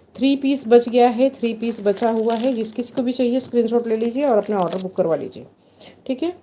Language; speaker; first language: Hindi; non-native, local second language; Marathi